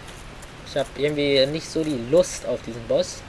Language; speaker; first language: German; native; German